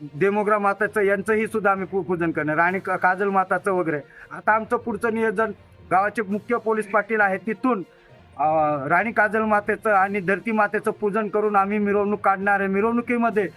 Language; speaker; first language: Marathi; non-native, local second language; Bhili